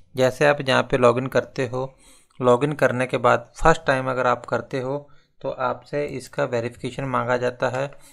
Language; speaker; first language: Hindi; non-native, local second language; Punjabi